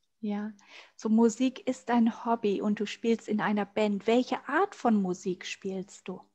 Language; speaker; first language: German; native; German